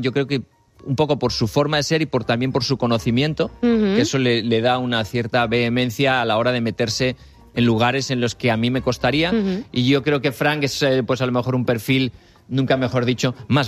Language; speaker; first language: Spanish; native; Spanish